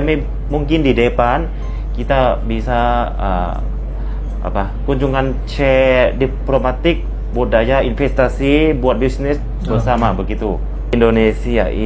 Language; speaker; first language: Indonesian; non-native, fluent; Lao